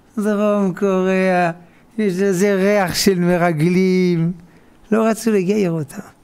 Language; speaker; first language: Hebrew; non-native, fluent; French